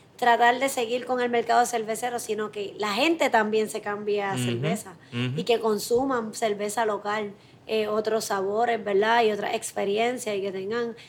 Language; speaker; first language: Spanish; native; Spanish